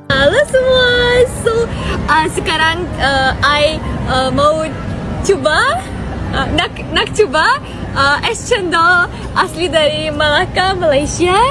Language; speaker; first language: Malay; non-native, learner; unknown